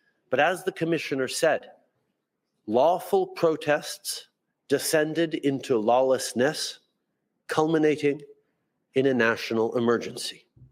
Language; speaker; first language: English; early bilingual, other home language; French